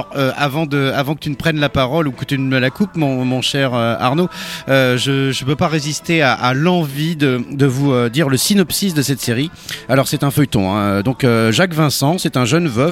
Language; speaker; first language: French; native; French